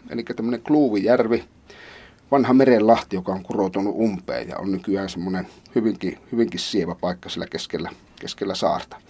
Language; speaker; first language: Finnish; native; Finnish